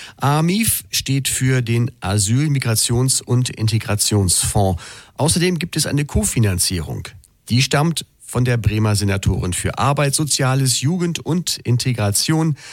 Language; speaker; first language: German; native; German